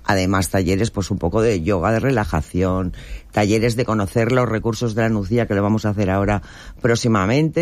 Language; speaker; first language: Spanish; native; Spanish